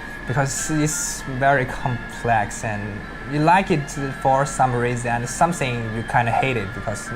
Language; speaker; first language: English; non-native, learner; Chinese